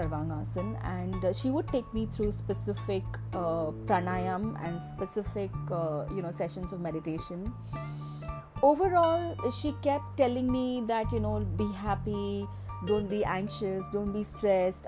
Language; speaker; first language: English; non-native, local second language; Malayalam